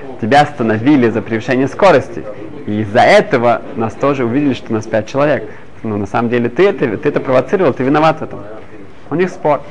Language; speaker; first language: Russian; early bilingual, heritage; Hebrew